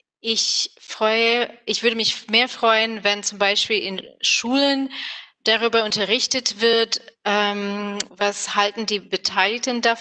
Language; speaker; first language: German; non-native, fluent; English